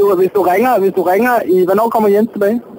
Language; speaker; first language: Danish; native; Danish